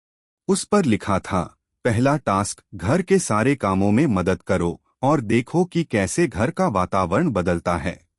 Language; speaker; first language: Hindi; native; Hindi